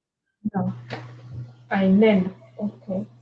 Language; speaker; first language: German; non-native, learner; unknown